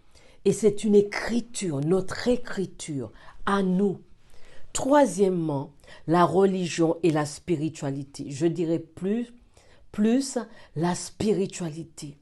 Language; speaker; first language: French; native; French